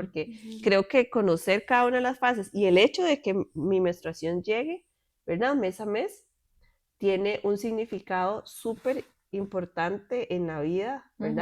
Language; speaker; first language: Spanish; native; Spanish